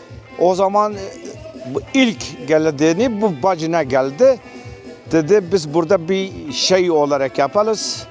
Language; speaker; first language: Turkish; non-native, local second language; Kurdish